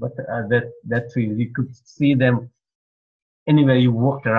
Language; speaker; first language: English; non-native, local second language; Gujarati